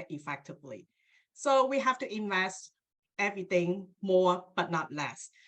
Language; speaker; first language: English; non-native, local second language; Cantonese